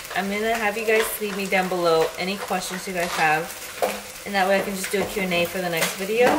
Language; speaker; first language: English; early bilingual, other home language; Spanish